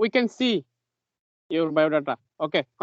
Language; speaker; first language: English; non-native, learner; Bangla